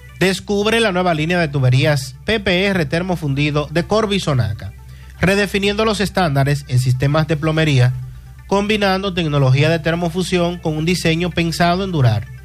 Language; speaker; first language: Spanish; native; Spanish